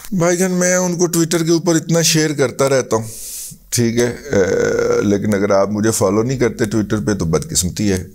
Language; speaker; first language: Urdu; non-native, local second language; Punjabi